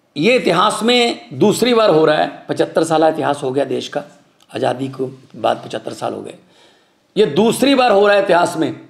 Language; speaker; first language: Hindi; non-native, local second language; Punjabi